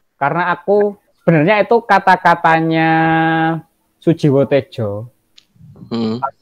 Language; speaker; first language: Indonesian; native; Indonesian